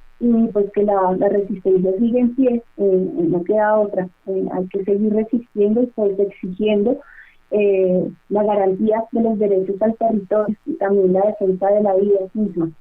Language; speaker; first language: Spanish; native; Spanish